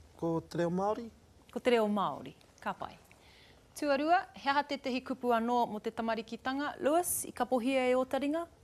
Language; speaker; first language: Māori; non-native, local second language; English